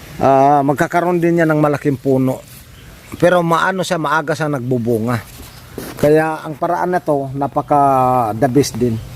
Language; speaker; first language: Filipino; non-native, local second language; Cebuano